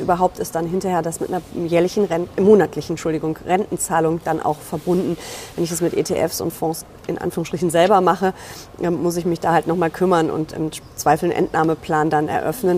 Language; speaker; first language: German; native; German